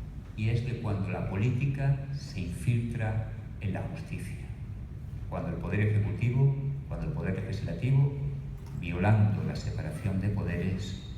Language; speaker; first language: Spanish; native; Spanish